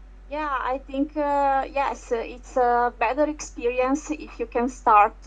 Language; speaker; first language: English; non-native, fluent; Italian